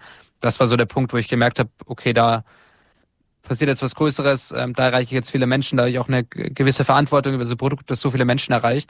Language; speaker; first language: German; native; German